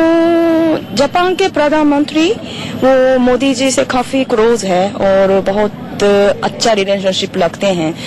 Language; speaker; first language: Hindi; non-native, fluent; Japanese